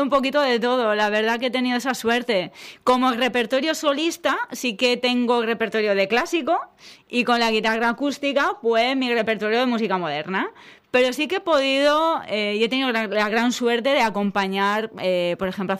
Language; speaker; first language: Spanish; native; Spanish